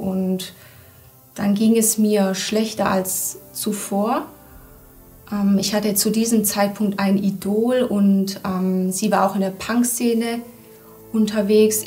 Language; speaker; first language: German; early bilingual, other home language; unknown